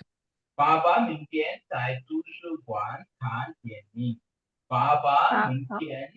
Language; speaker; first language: Chinese; non-native, fluent; Tamil